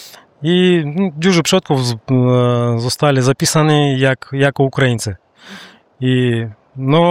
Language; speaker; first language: Polish; non-native, learner; Russian